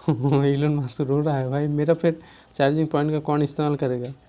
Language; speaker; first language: Hindi; non-native, local second language; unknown